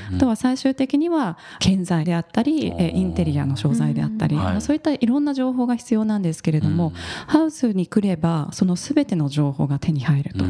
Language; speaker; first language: Japanese; early bilingual, other home language; English